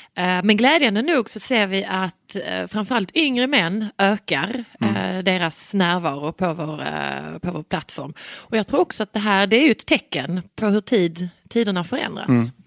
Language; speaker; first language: Swedish; native; Swedish